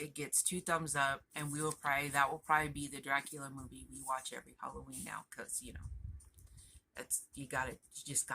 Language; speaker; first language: English; native; English